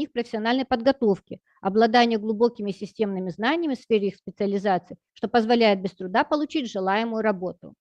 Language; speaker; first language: Russian; native; Russian